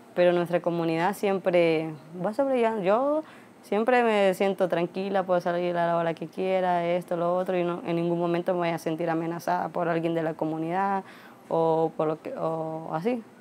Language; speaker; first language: Spanish; native; Spanish